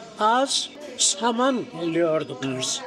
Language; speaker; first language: Turkish; non-native, local second language; Greek